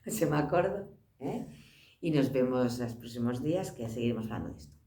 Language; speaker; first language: Spanish; non-native, local second language; Galician